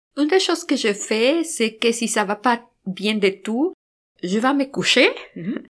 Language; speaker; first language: French; non-native, fluent; Spanish